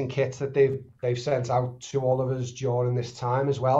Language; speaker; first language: English; native; English